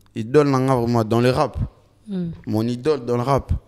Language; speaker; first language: French; non-native, local second language; Lingala